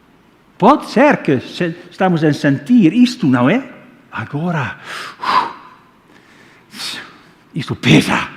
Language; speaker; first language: Portuguese; non-native, fluent; Dutch